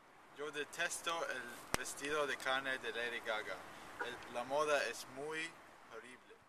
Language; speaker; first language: Spanish; non-native, learner; English